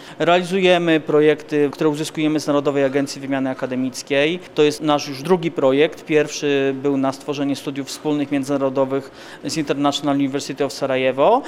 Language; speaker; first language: Polish; native; Polish